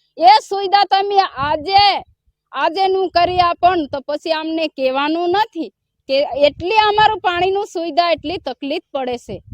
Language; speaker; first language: Gujarati; non-native, local second language; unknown